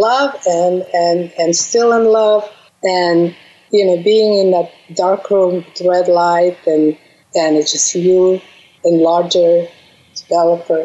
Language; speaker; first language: English; non-native, fluent; Russian